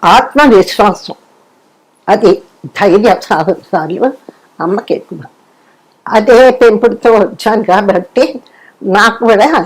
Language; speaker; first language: Telugu; non-native, local second language; Kannada